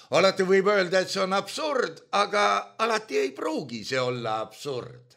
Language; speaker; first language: Estonian; native; Estonian